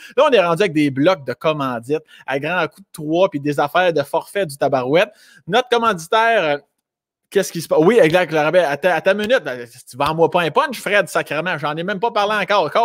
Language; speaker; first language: French; native; French